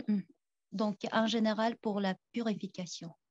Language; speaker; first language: French; non-native, fluent; Tuvinian